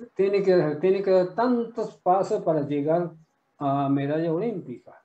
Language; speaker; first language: Spanish; non-native, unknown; Japanese